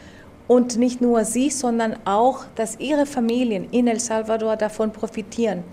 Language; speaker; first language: German; non-native, fluent; Spanish